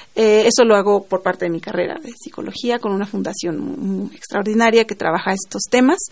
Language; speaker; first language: Spanish; non-native, local second language; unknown